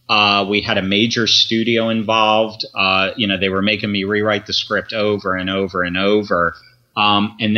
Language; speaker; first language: English; native; English